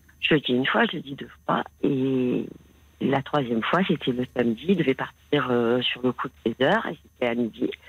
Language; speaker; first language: French; native; French